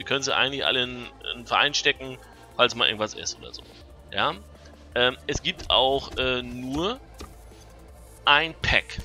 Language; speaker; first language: German; native; German